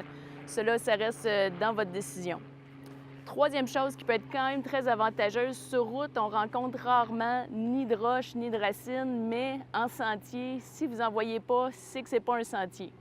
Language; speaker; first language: French; native; French